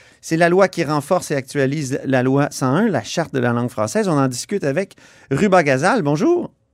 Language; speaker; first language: French; native; French